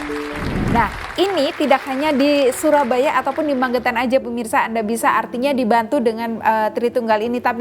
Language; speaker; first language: Indonesian; native; Indonesian